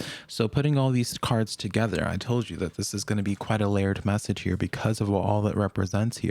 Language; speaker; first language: English; native; English